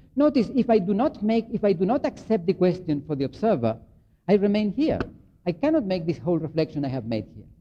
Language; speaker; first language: English; non-native, fluent; Spanish